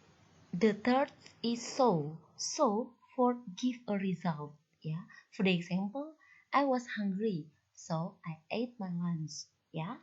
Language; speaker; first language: English; non-native, learner; Indonesian